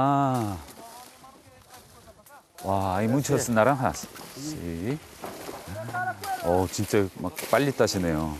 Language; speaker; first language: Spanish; non-native, learner; Korean